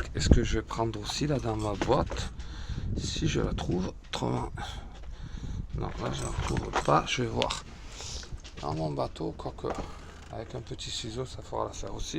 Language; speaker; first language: French; native; French